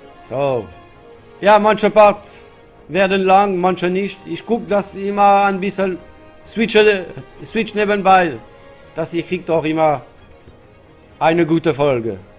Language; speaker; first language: German; non-native, learner; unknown